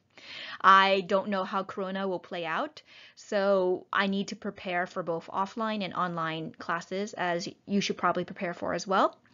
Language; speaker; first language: English; native; English